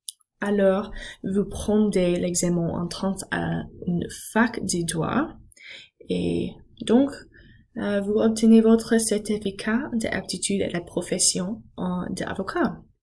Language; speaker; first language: French; non-native, learner; English